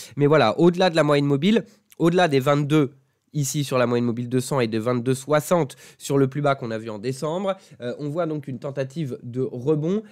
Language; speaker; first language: French; native; French